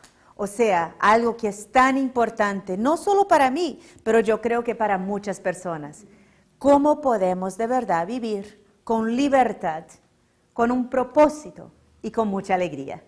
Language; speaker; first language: Spanish; non-native, fluent; Portuguese